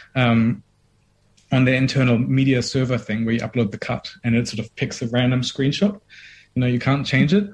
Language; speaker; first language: English; non-native, fluent; German